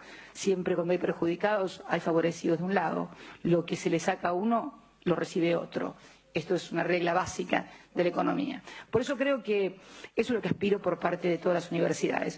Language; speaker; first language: Spanish; native; Spanish